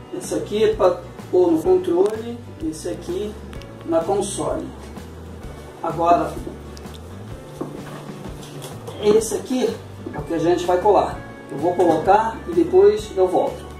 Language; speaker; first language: Portuguese; native; Portuguese